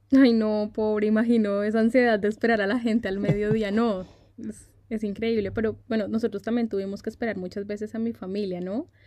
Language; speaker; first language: Spanish; native; Spanish